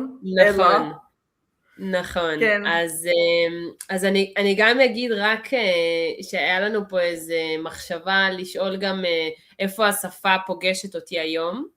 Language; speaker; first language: Hebrew; early bilingual, other home language; Russian